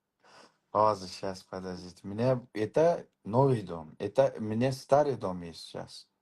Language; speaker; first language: Russian; non-native, learner; Uzbek